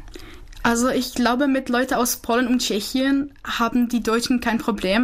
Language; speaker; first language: German; non-native, fluent; Czech